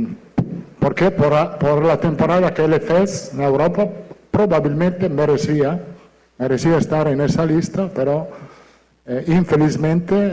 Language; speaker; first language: Portuguese; non-native, fluent; Italian